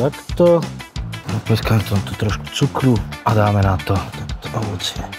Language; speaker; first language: Slovak; native; Slovak